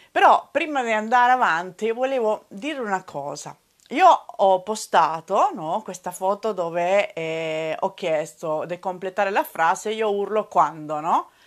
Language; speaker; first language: Italian; non-native, fluent; Spanish